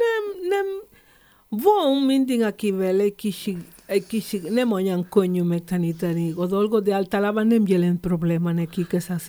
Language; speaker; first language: Hungarian; non-native, fluent; Spanish